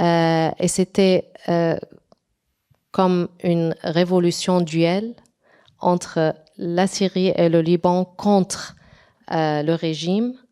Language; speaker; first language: French; non-native, local second language; Arabic